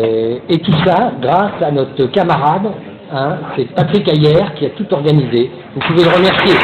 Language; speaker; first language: French; native; French